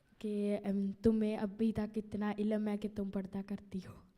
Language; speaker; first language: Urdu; early bilingual, heritage; Urdu